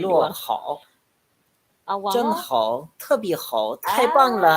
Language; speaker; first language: Chinese; non-native, learner; English